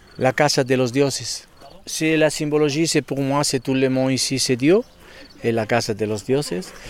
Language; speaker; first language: French; non-native, learner; Spanish